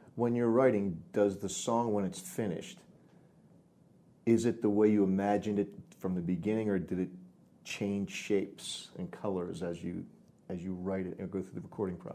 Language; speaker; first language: English; native; English